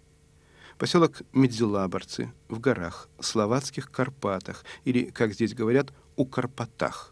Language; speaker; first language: Russian; native; Russian